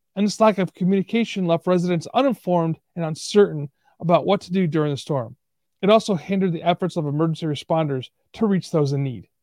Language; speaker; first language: English; native; English